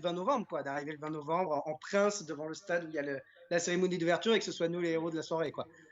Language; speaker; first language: French; native; French